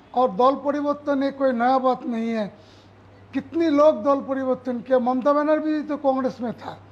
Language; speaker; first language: Hindi; non-native, local second language; Bangla